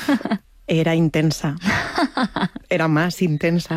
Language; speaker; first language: Spanish; native; Spanish